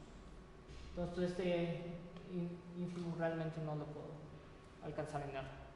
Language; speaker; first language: Spanish; native; Spanish